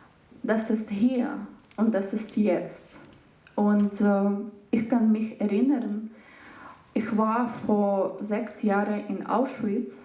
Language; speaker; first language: German; non-native, learner; Ukrainian